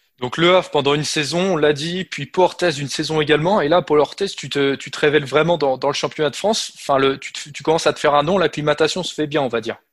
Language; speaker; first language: French; native; French